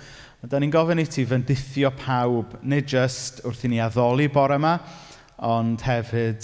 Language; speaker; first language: Welsh; native; Welsh